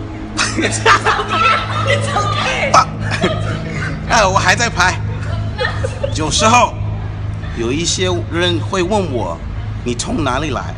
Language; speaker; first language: Chinese; non-native, fluent; English